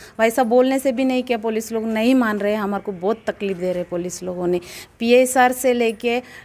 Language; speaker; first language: Hindi; non-native, local second language; Telugu